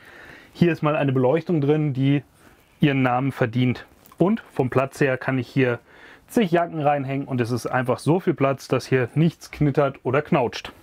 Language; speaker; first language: German; native; German